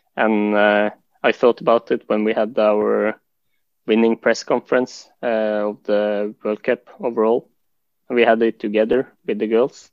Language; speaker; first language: English; non-native, fluent; Norwegian